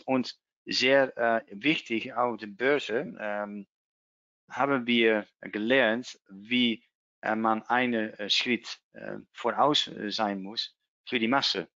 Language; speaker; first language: German; non-native, learner; Dutch